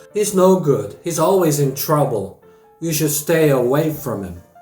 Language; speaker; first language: English; non-native, fluent; Korean